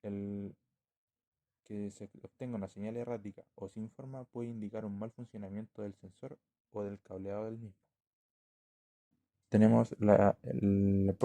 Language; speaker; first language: Spanish; native; Spanish